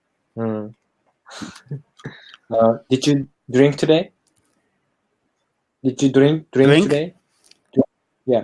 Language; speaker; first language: English; non-native, learner; Japanese